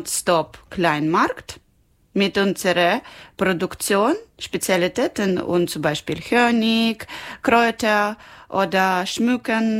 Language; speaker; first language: German; non-native, learner; Ukrainian